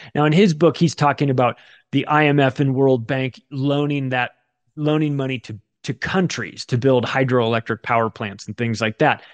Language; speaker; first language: English; native; English